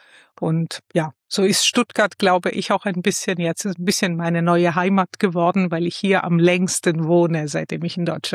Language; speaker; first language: German; non-native, fluent; Italian